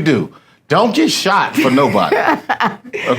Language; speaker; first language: English; native; English